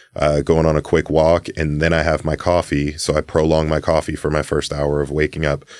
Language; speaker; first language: English; native; English